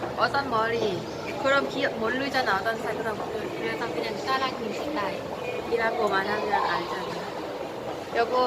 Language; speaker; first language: Korean; non-native, learner; Thai